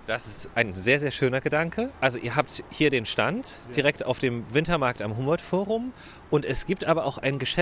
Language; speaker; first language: German; native; German